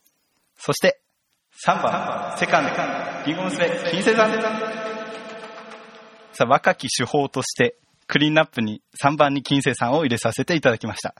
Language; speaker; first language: Japanese; native; Japanese